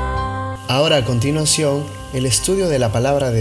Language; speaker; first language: Spanish; native; Spanish